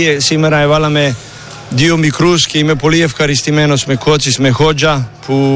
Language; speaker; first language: Greek; non-native, learner; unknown